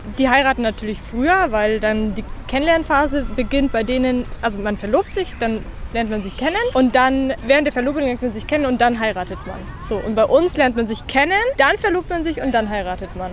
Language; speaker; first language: German; native; German